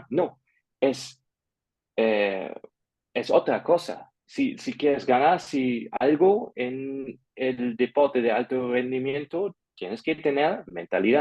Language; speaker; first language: Spanish; non-native, fluent; German